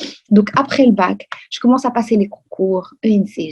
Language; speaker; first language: French; non-native, local second language; Arabic